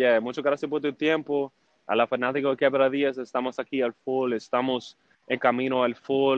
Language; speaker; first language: Spanish; early bilingual, heritage; English